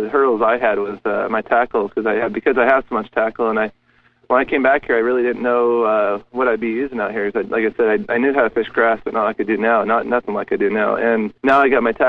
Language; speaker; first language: English; native; English